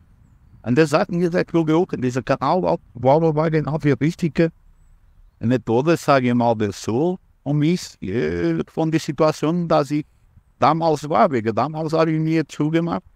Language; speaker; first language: German; non-native, learner; Portuguese